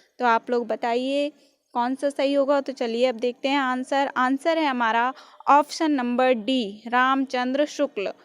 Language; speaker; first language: Hindi; native; Hindi